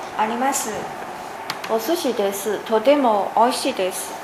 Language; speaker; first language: Japanese; non-native, learner; Chinese